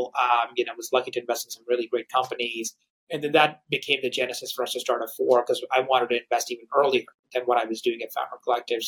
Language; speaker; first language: English; non-native, local second language; Hindi